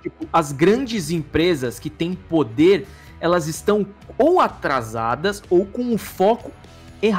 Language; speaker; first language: Portuguese; native; Portuguese